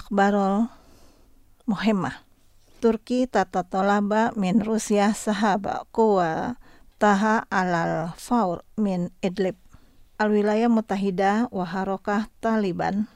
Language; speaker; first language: Arabic; non-native, fluent; Indonesian